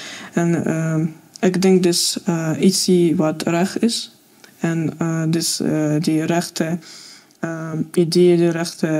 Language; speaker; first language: Dutch; non-native, learner; Russian